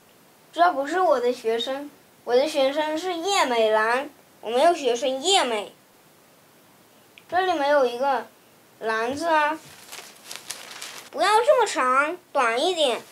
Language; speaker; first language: Chinese; early bilingual, other home language; Russian